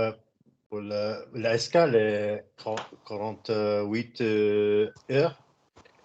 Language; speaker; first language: French; non-native, learner; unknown